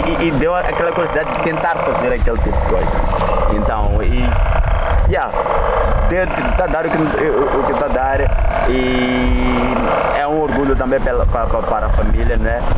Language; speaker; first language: Portuguese; non-native, local second language; Tsonga